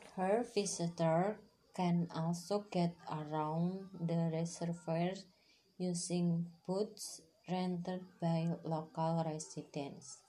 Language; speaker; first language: English; non-native, fluent; Indonesian